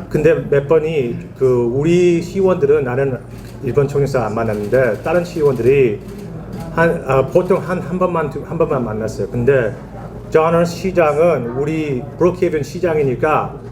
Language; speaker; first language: Korean; early bilingual, heritage; Korean